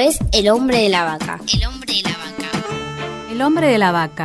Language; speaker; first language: Spanish; native; Spanish